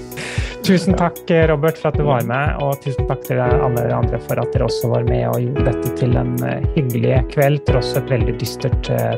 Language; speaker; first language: Norwegian; native; Norwegian